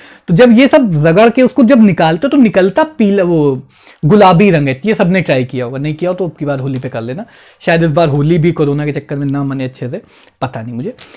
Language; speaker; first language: Hindi; native; Hindi